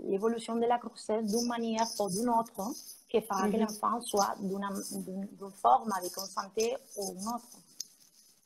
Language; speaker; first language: French; non-native, fluent; Spanish